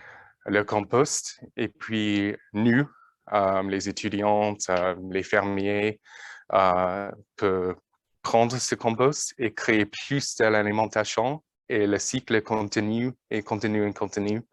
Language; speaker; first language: French; non-native, learner; English